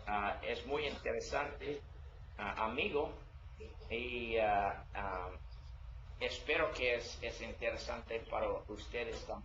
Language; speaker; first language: Spanish; non-native, learner; English